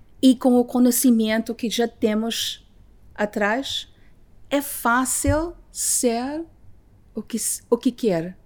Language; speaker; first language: Portuguese; non-native, learner; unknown